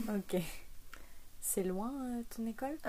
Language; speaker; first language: French; native; French